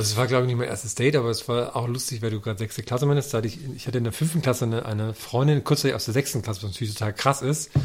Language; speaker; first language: German; native; German